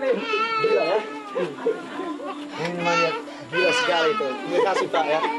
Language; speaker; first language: Indonesian; non-native, local second language; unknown